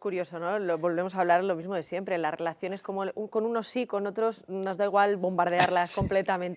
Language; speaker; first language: Spanish; native; Spanish